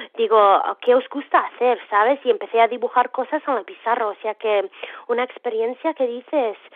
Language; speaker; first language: Spanish; non-native, fluent; English